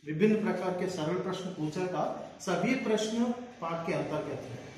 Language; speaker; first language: Hindi; non-native, local second language; Telugu